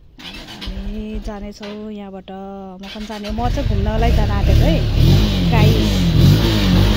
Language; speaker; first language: Nepali; non-native, local second language; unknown